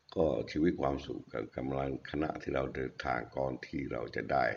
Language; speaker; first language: Thai; native; Thai